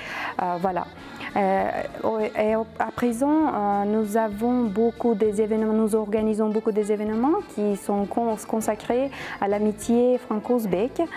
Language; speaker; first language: French; non-native, fluent; Uzbek